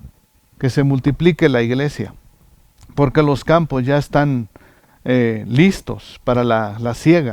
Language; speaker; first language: Spanish; native; Spanish